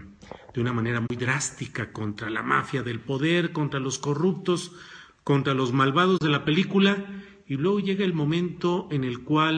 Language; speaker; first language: Spanish; native; Spanish